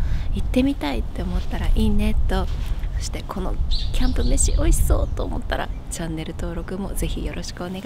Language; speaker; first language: Japanese; native; Japanese